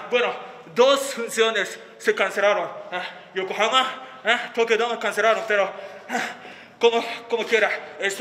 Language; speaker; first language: Spanish; non-native, fluent; Japanese